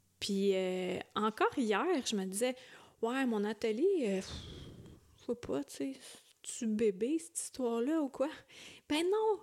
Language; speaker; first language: French; native; French